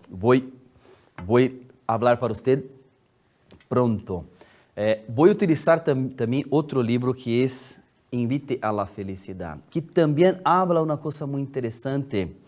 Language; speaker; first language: Spanish; non-native, fluent; Portuguese